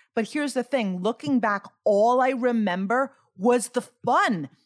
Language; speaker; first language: English; native; English